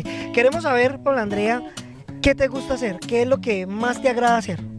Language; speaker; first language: Spanish; native; Spanish